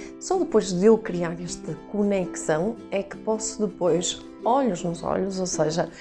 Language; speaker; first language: Portuguese; native; Portuguese